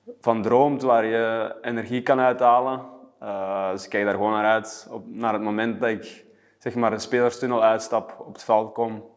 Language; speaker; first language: Dutch; native; Dutch